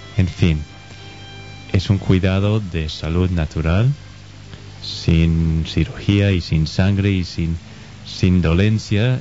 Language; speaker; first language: Spanish; non-native, fluent; English